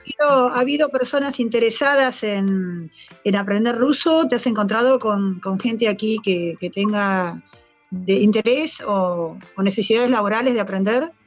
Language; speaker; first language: Spanish; native; Spanish